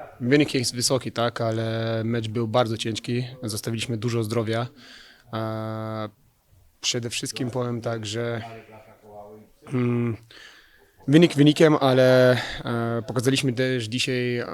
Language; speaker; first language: Polish; non-native, fluent; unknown